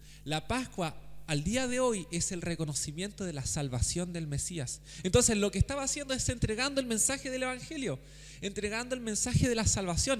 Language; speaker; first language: Spanish; native; Spanish